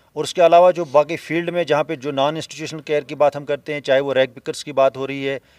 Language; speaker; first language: Hindi; non-native, local second language; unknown